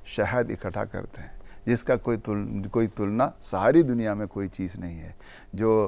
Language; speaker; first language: Hindi; non-native, local second language; Malayalam